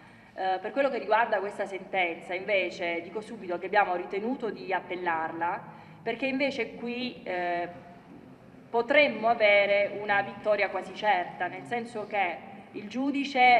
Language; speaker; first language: Italian; native; Italian